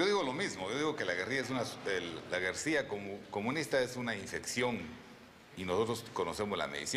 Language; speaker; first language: Spanish; native; Spanish